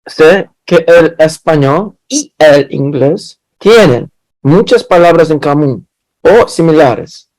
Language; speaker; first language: Spanish; non-native, learner; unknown